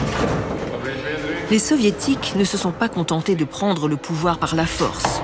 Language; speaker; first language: French; native; French